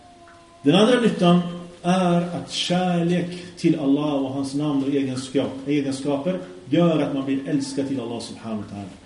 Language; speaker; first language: Swedish; early bilingual, other home language; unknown